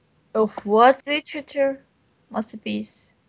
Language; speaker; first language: English; non-native, learner; Bashkir